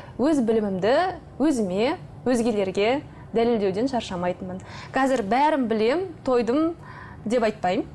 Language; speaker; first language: Kazakh; non-native, local second language; Russian